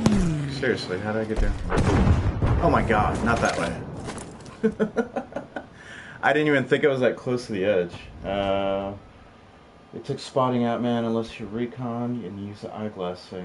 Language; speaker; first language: English; native; English